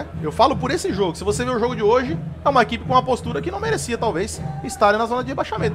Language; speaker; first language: Portuguese; native; Portuguese